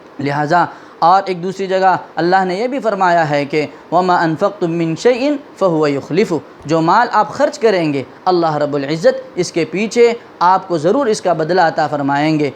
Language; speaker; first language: Urdu; non-native, local second language; Konkani